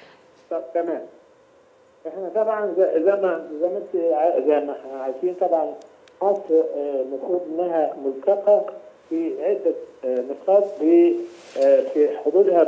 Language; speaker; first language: Arabic; native; Arabic